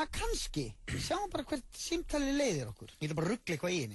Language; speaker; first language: Icelandic; native; Icelandic